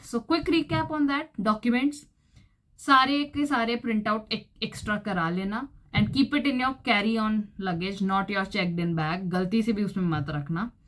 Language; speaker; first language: Hindi; native; Hindi